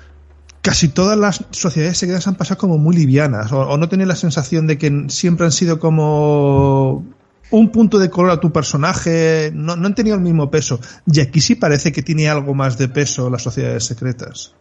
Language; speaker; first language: Spanish; native; Spanish